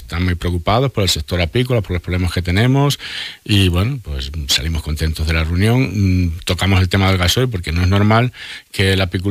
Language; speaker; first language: Spanish; native; Spanish